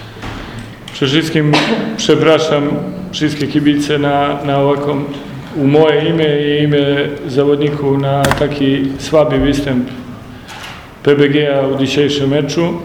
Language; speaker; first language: Polish; non-native, learner; Croatian